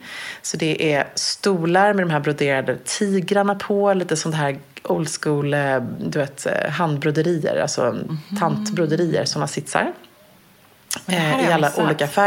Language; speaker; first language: Swedish; native; Swedish